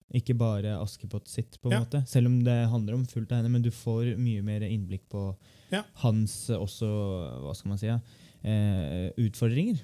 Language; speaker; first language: Norwegian; early bilingual, other home language; Turkish